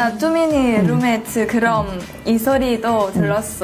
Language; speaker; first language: Korean; non-native, learner; Thai